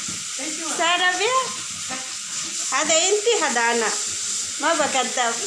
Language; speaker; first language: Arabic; non-native, learner; Bangla